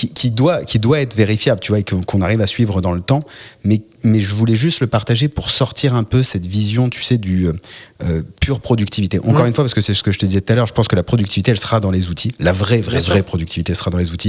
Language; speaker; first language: French; native; French